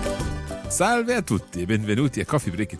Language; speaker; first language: Italian; non-native, fluent; English